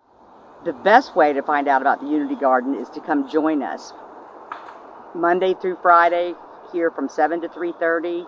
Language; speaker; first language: English; native; English